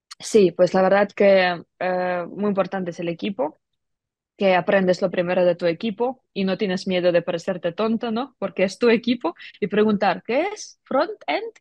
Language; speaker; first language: Spanish; non-native, fluent; Ukrainian